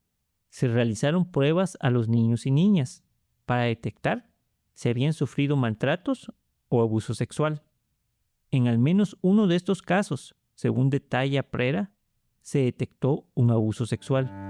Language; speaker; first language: Spanish; native; Spanish